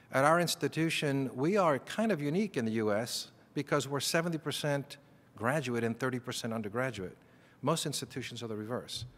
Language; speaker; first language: English; native; English